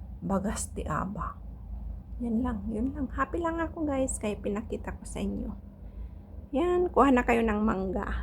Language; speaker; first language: Filipino; non-native, local second language; Iloko